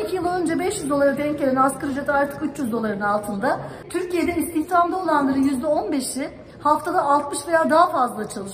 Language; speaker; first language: Turkish; native; Turkish